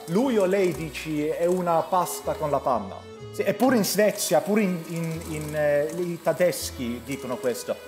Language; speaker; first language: Italian; non-native, learner; Swedish